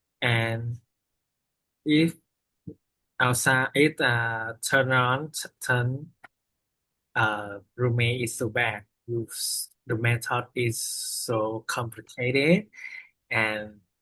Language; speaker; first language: English; non-native, learner; Vietnamese